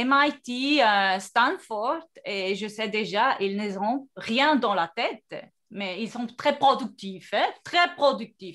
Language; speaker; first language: French; non-native, fluent; Spanish